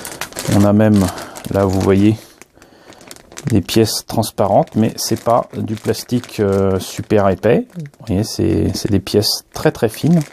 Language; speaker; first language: French; native; French